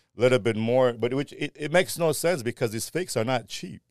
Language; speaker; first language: English; early bilingual, other home language; Armenian